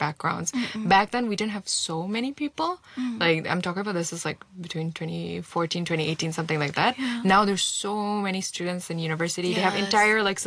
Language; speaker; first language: English; non-native, local second language; Bangla